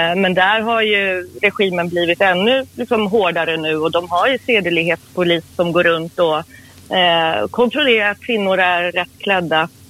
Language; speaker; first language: Swedish; early bilingual, other home language; Persian